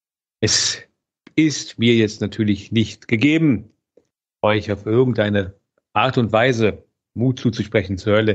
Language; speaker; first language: German; native; German